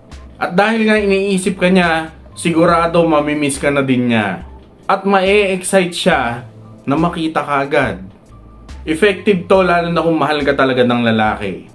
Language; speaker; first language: Filipino; native; Filipino